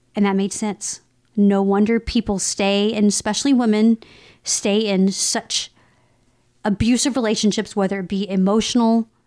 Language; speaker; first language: English; native; English